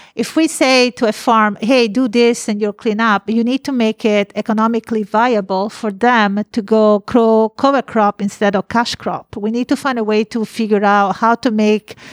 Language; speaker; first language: English; non-native, fluent; Italian